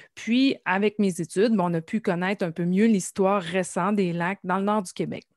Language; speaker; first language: French; native; French